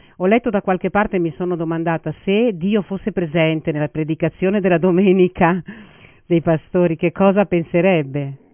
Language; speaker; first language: Italian; native; Italian